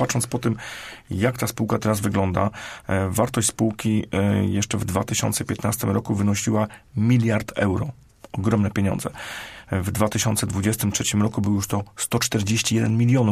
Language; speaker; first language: Polish; native; Polish